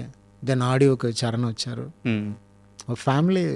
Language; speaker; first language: Telugu; non-native, fluent; Tamil